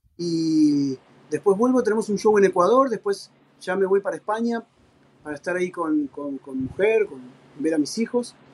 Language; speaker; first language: Spanish; native; Spanish